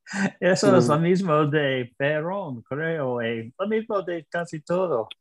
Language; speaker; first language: Spanish; non-native, learner; English